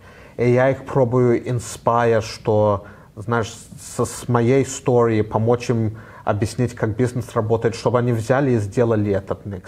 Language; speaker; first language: Russian; early bilingual, heritage; Russian